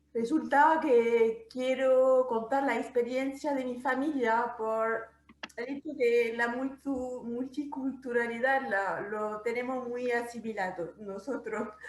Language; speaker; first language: Spanish; non-native, fluent; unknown